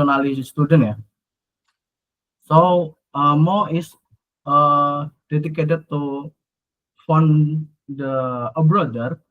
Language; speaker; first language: English; non-native, learner; Indonesian